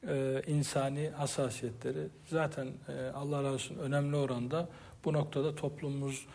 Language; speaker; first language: Turkish; native; Turkish